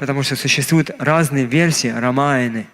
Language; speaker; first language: Russian; native; Russian